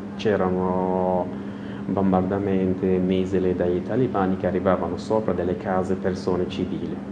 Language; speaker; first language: Italian; non-native, learner; Persian